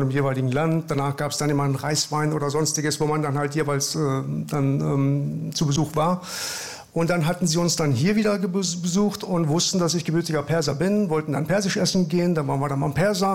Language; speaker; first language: German; early bilingual, other home language; Persian